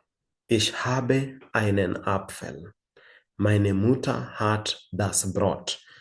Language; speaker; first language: German; non-native, fluent; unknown